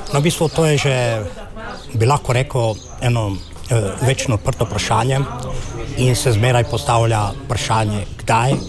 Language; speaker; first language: Slovenian; non-native, local second language; Romany